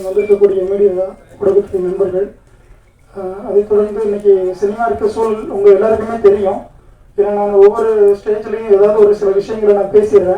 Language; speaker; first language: Tamil; native; Tamil